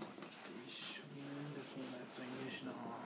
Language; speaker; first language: Japanese; native; Japanese